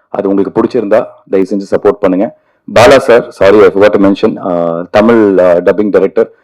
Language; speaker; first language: Tamil; native; Tamil